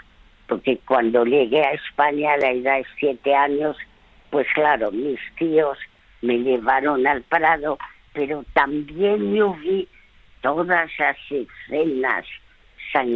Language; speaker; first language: Spanish; early bilingual, other home language; French